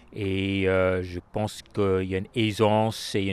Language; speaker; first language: French; native; French